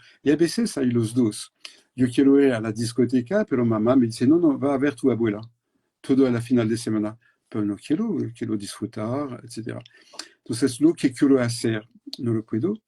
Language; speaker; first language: Spanish; non-native, fluent; French